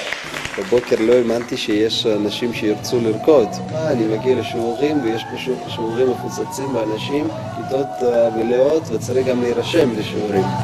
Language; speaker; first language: Hebrew; non-native, fluent; Russian